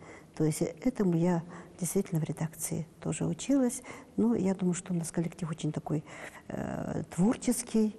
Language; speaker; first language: Russian; non-native, local second language; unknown